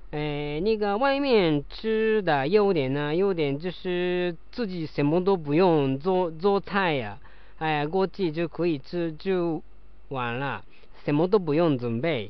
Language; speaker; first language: Chinese; non-native, learner; Japanese